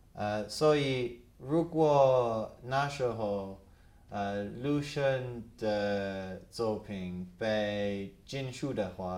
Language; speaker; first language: Chinese; non-native, fluent; English